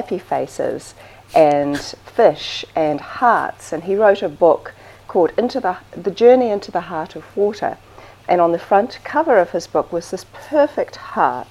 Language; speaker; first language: English; native; English